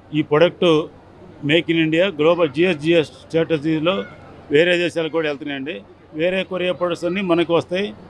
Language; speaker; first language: Telugu; native; Telugu